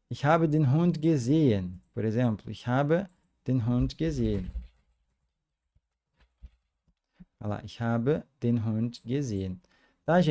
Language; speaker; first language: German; non-native, fluent; Portuguese